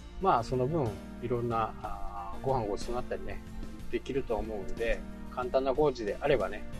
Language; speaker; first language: Japanese; native; Japanese